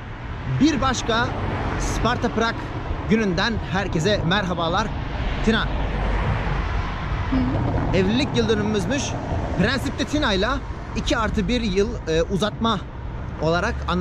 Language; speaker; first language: Turkish; native; Turkish